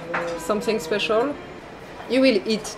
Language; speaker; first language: English; non-native, learner; French